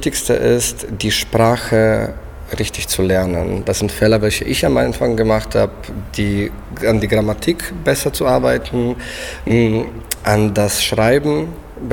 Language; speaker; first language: German; non-native, fluent; Polish